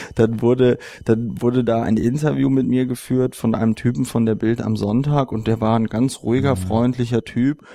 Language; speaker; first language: German; native; German